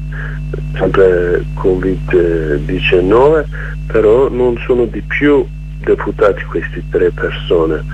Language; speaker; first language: Italian; non-native, learner; Kurdish